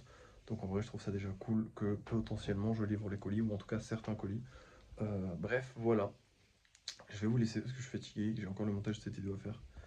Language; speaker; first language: French; native; French